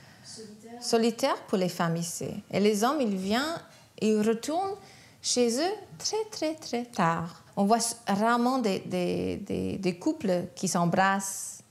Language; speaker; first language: French; non-native, fluent; English